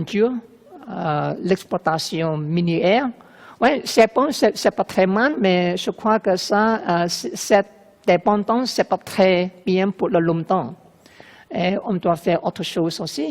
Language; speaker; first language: French; non-native, fluent; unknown